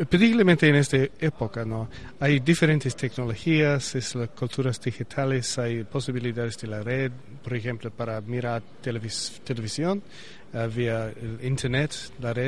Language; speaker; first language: Spanish; non-native, learner; English